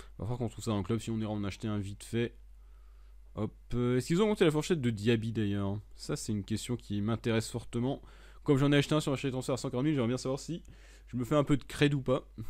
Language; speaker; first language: French; native; French